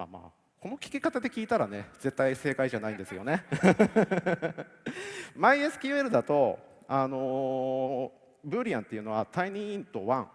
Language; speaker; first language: Japanese; native; Japanese